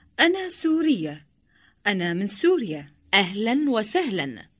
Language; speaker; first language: Arabic; non-native, learner; Indonesian